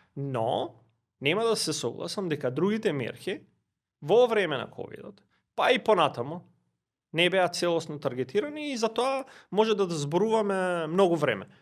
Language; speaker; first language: Macedonian; non-native, local second language; Albanian